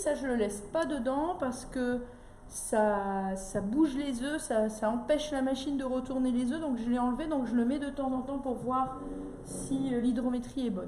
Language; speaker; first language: French; native; French